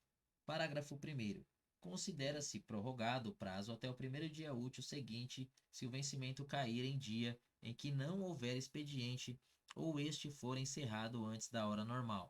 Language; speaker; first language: Portuguese; native; Portuguese